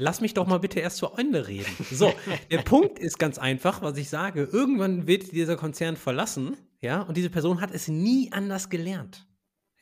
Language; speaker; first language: German; native; German